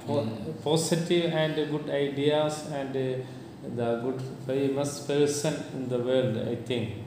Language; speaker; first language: English; non-native, learner; Malayalam